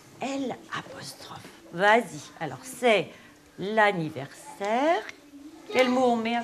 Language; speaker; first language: French; native; French